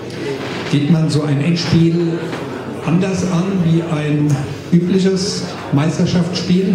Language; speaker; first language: German; native; German